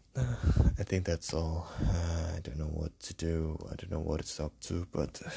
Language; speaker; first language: English; non-native, learner; Indonesian